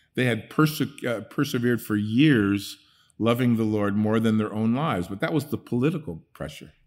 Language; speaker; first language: English; early bilingual, other home language; Dutch